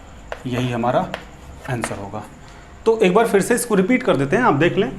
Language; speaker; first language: Hindi; native; Hindi